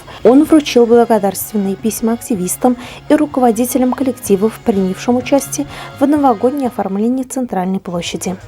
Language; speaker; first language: Russian; native; Russian